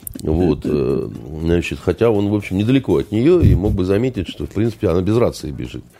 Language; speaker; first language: Russian; native; Russian